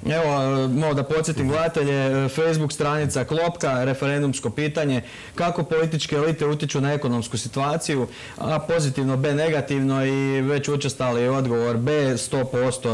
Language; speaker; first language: Croatian; native; Croatian